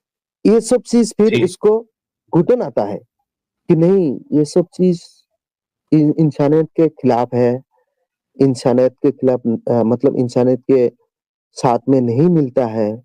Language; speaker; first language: Hindi; non-native, local second language; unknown